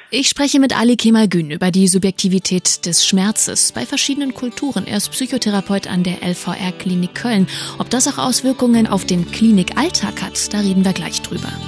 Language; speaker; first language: German; native; German